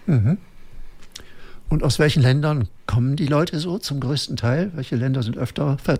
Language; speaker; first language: German; native; German